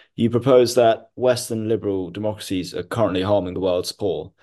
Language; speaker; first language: English; non-native, local second language; Hindi